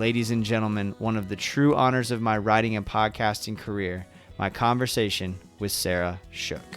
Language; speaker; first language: English; native; English